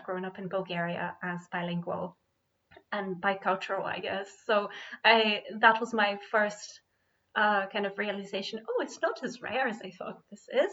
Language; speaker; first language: English; non-native, fluent; Bulgarian